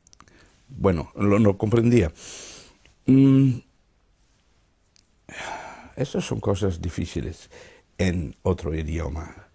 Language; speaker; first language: Spanish; non-native, fluent; Dutch